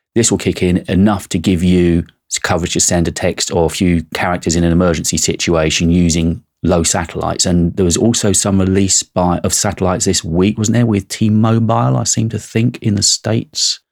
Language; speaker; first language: English; native; English